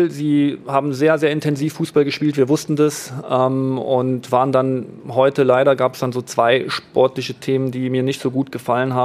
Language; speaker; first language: German; native; German